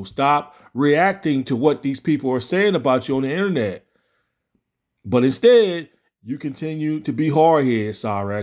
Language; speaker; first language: English; native; English